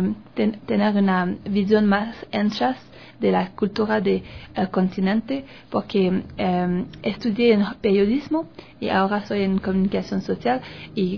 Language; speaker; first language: Spanish; non-native, learner; French